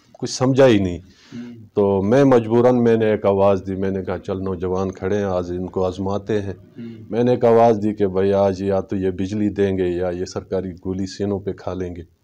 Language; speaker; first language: Urdu; non-native, local second language; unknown